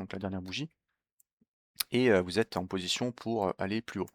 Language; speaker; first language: French; native; French